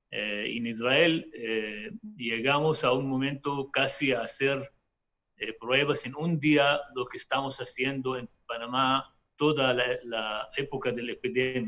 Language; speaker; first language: Spanish; non-native, fluent; Hebrew